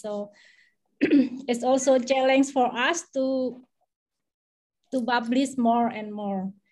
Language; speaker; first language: English; non-native, fluent; Indonesian